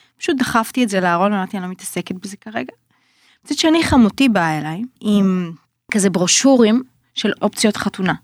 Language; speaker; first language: Hebrew; early bilingual, other home language; Russian